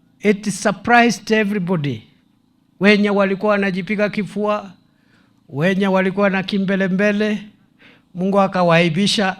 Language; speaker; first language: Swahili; non-native, local second language; Kikuyu